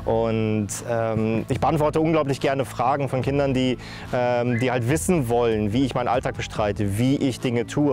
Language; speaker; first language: German; native; German